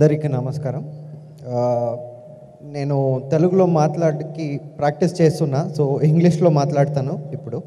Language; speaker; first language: Telugu; non-native, learner; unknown